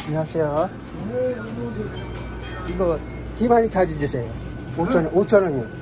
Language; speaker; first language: Korean; non-native, learner; Filipino